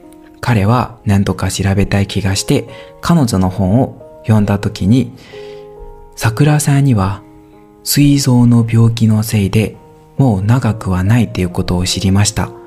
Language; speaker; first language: Japanese; non-native, learner; Burmese